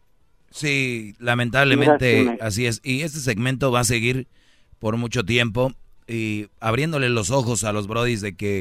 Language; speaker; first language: Spanish; native; Spanish